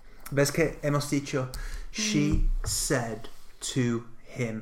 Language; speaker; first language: Spanish; non-native, fluent; English